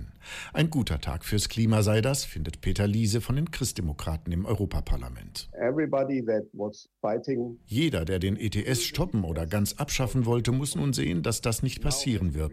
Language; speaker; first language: German; native; German